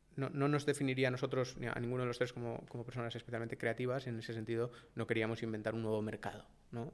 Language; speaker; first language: Spanish; native; Spanish